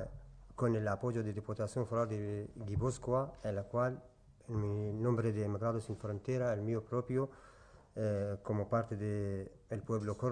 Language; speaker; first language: Spanish; non-native, learner; Kurdish